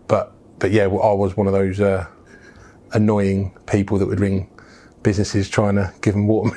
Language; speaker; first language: English; native; English